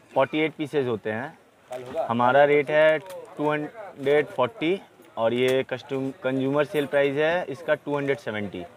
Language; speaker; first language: Hindi; native; Hindi